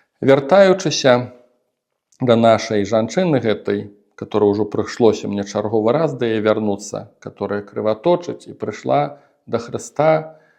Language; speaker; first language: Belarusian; non-native, local second language; Russian